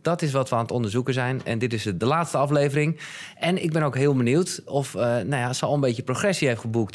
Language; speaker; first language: Dutch; native; Dutch